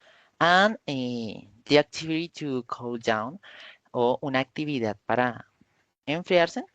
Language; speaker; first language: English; non-native, learner; Spanish